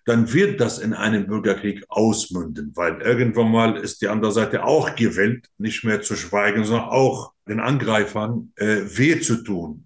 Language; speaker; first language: German; non-native, fluent; Arabic